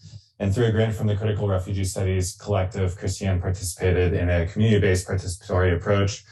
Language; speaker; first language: English; native; English